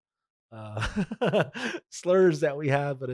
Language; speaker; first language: English; early bilingual, other home language; Spanish